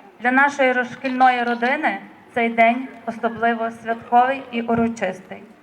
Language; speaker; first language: Ukrainian; native; Ukrainian